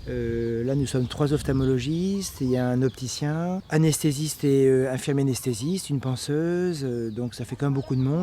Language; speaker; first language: French; native; French